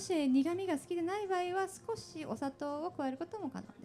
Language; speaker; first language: Japanese; native; Japanese